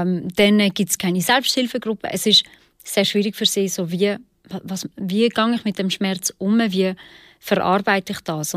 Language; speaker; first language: German; early bilingual, other home language; Albanian